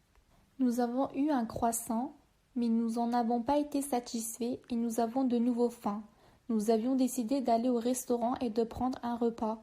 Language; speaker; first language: French; non-native, learner; Turkish